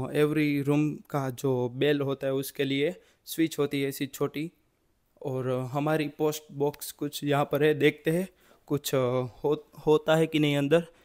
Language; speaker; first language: Hindi; non-native, local second language; Gujarati